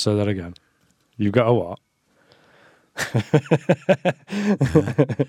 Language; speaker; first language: English; native; English